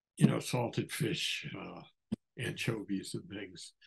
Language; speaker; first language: English; native; English